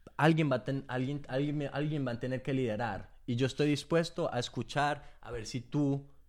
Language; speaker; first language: Spanish; early bilingual, heritage; Spanish